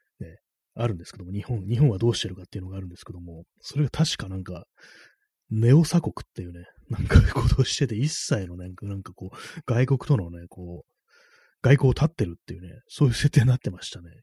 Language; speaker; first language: Japanese; native; Japanese